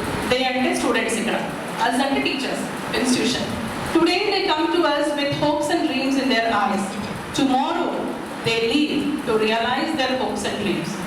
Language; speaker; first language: English; non-native, local second language; Kannada